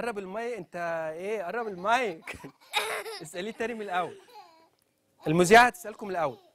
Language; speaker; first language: Arabic; native; Arabic